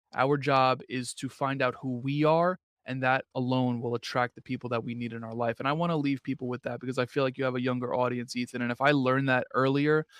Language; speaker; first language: English; native; English